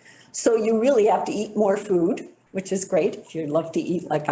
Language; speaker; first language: English; native; English